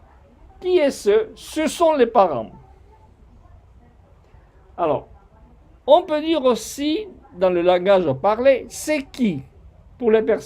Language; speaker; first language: French; non-native, fluent; Spanish